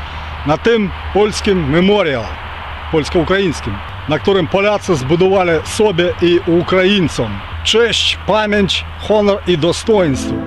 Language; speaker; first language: Polish; early bilingual, heritage; Ukrainian